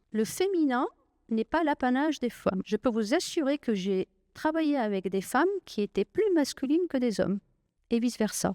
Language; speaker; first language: French; non-native, local second language; Arabic